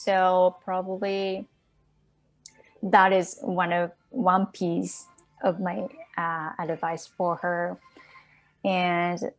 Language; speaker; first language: English; non-native, fluent; Japanese